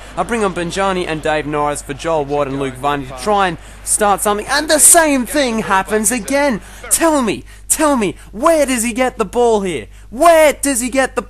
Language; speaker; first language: English; native; English